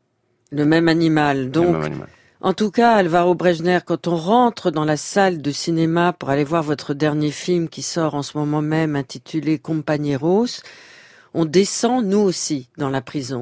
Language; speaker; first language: French; native; French